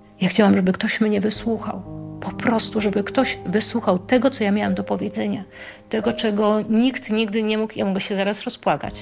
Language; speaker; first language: Polish; native; Polish